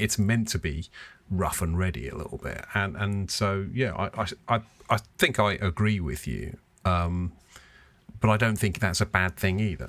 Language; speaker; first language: English; native; English